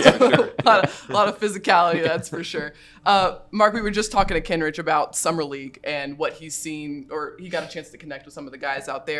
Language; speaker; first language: English; native; English